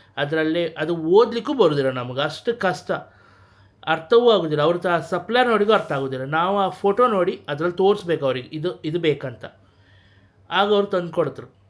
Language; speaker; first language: Kannada; native; Kannada